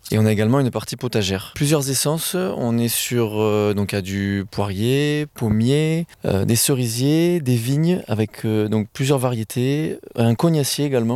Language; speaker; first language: French; native; French